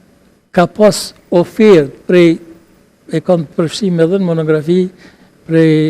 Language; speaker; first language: Albanian; native; Albanian